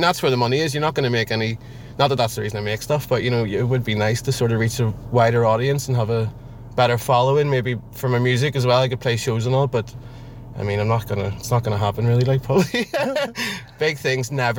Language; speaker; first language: English; native; English